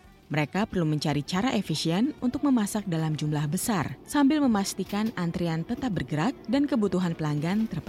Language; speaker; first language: Indonesian; native; Indonesian